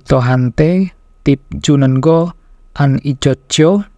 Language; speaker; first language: Korean; non-native, fluent; Indonesian